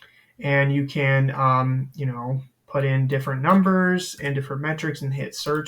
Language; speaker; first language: English; native; English